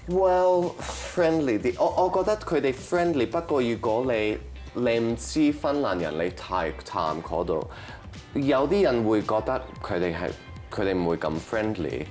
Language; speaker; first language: Cantonese; non-native, local second language; French